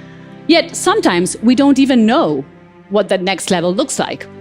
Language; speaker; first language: English; non-native, fluent; Spanish